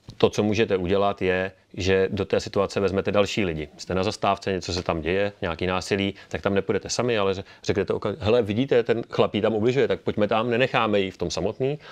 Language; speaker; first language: Czech; native; Czech